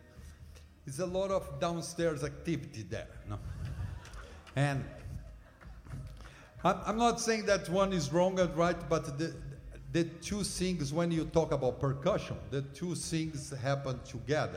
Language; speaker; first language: English; non-native, learner; Portuguese